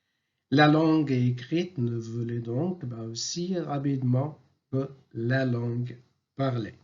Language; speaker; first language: French; non-native, local second language; Arabic